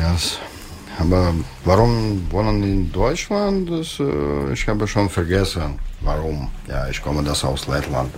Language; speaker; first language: German; non-native, learner; Russian